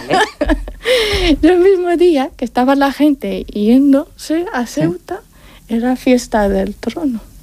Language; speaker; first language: Spanish; non-native, fluent; Arabic